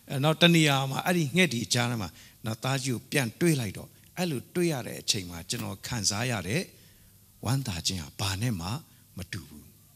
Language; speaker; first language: Burmese; non-native, local second language; Hakha Chin